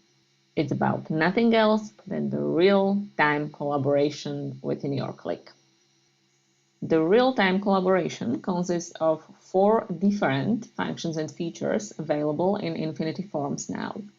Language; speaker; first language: English; non-native, fluent; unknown